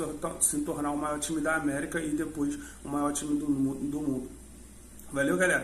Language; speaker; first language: Portuguese; native; Portuguese